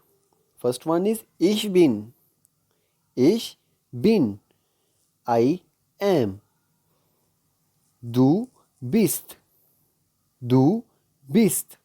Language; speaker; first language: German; non-native, learner; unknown